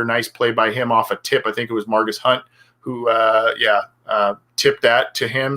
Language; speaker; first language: English; native; English